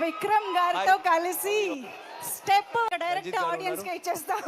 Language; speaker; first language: Telugu; native; Telugu